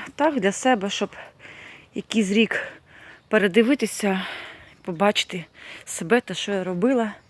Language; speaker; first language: Ukrainian; non-native, local second language; Russian